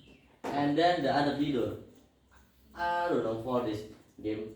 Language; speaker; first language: English; non-native, learner; Indonesian